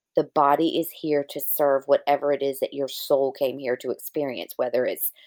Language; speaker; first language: English; native; English